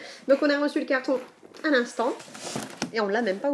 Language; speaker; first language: French; native; French